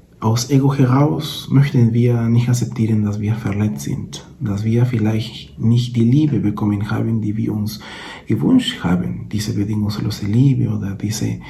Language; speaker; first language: German; non-native, fluent; Spanish